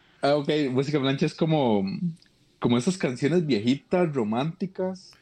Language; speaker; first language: Spanish; native; Spanish